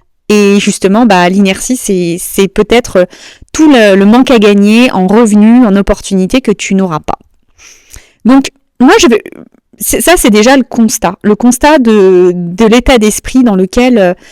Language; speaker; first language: French; native; French